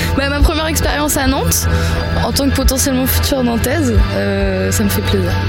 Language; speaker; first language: French; native; French